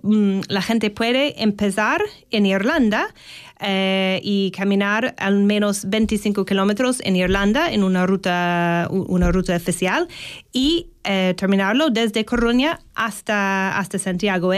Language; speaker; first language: Spanish; non-native, fluent; English